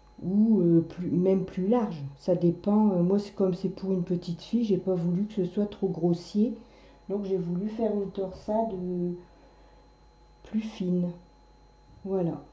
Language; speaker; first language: French; native; French